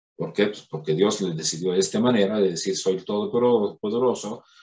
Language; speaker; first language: Spanish; non-native, fluent; Arabic